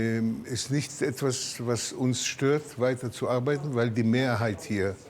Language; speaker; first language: German; early bilingual, heritage; German